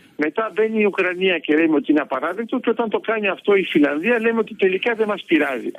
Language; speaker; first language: Greek; early bilingual, heritage; Greek